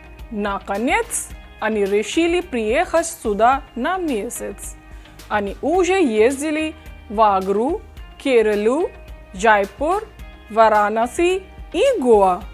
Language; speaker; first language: Russian; non-native, fluent; English